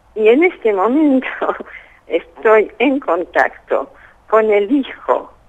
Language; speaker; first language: Spanish; early bilingual, other home language; French